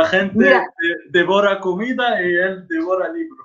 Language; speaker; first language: Spanish; non-native, fluent; Arabic